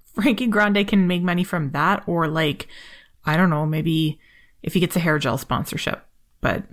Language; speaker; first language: English; native; English